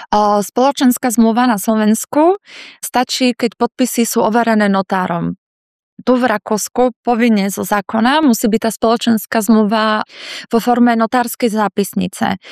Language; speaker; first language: Slovak; native; Slovak